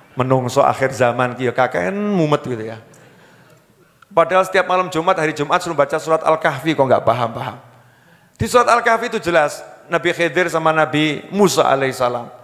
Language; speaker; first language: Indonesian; non-native, local second language; Javanese